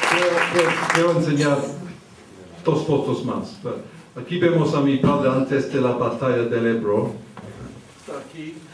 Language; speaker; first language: Spanish; early bilingual, heritage; English